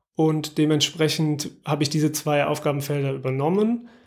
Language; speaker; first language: German; native; German